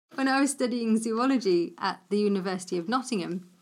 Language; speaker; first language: English; native; English